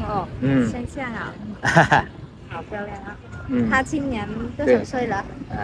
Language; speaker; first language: Chinese; non-native, learner; Vietnamese